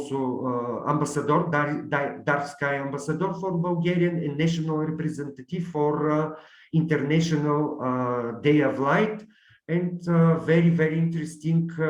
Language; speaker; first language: English; non-native, learner; Bulgarian